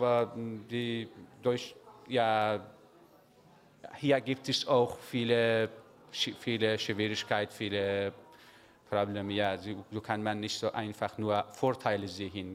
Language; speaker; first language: German; non-native, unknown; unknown